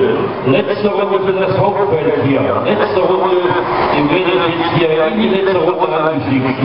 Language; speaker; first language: German; native; German